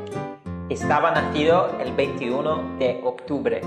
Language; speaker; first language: Spanish; non-native, learner; English